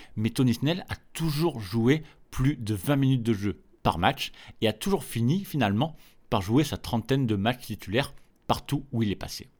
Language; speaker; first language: French; native; French